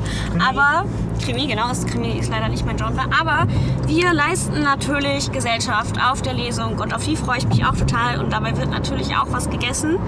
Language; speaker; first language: German; native; German